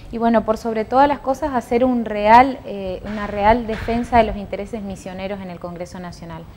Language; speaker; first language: Spanish; native; Spanish